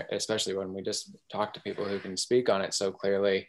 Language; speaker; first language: English; native; English